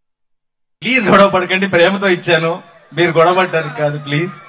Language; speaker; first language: Telugu; native; Telugu